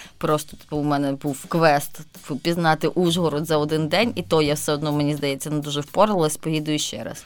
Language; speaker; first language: Ukrainian; native; Ukrainian